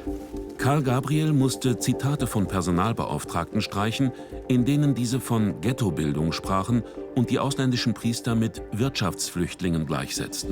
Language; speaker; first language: German; native; German